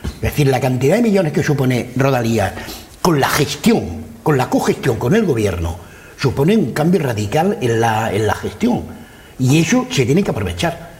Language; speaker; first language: Spanish; non-native, local second language; Catalan